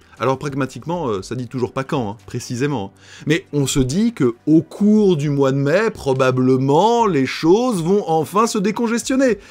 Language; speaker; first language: French; native; French